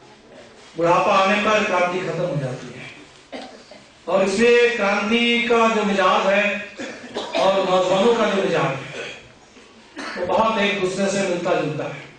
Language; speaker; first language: Hindi; native; Hindi